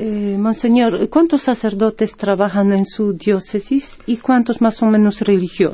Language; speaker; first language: Spanish; non-native, fluent; Polish